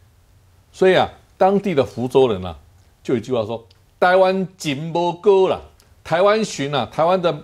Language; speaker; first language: Chinese; native; Chinese